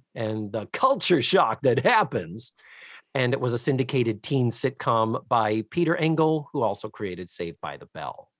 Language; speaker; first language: English; native; English